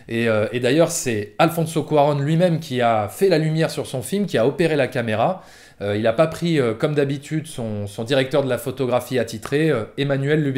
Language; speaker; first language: French; native; French